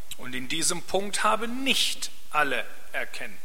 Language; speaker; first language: German; native; German